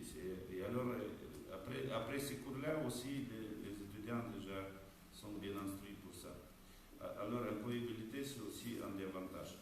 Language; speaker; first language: French; non-native, fluent; Romanian